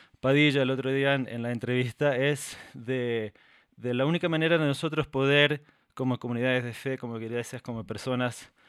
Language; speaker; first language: Spanish; non-native, fluent; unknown